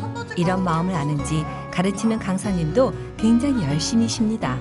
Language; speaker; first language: Korean; native; Korean